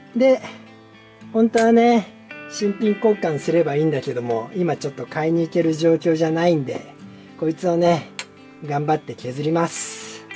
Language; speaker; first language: Japanese; native; Japanese